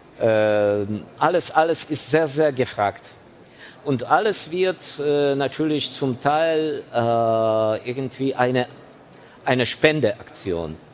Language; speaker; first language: German; non-native, fluent; Ukrainian